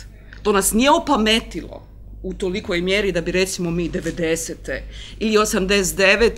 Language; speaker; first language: Croatian; native; Croatian